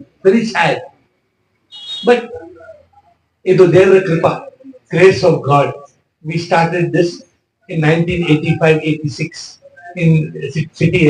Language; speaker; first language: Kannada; non-native, local second language; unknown